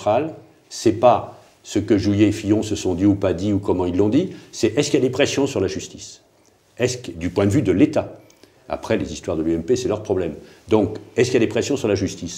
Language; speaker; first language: French; native; French